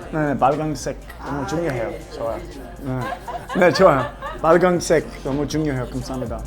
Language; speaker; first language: Korean; non-native, learner; English